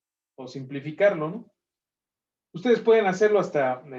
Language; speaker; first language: Spanish; native; Spanish